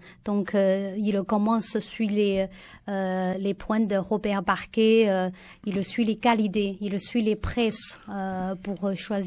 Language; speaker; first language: French; non-native, learner; Chinese